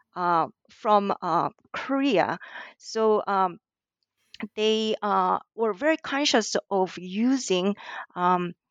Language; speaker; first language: English; non-native, fluent; Korean